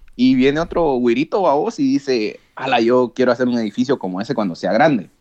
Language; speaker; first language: Spanish; native; Spanish